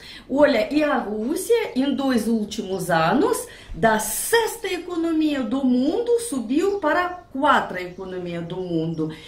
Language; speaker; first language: Portuguese; non-native, fluent; Russian